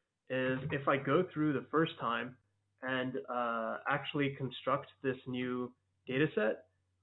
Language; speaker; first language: English; native; English